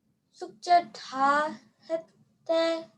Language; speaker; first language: Korean; non-native, learner; English